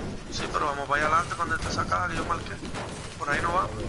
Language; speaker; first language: Spanish; early bilingual, heritage; Spanish